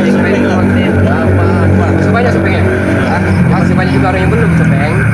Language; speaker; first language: Indonesian; native; Indonesian